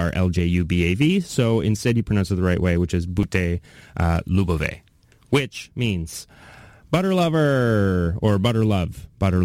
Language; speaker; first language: English; native; English